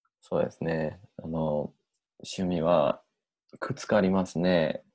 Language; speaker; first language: Japanese; non-native, learner; English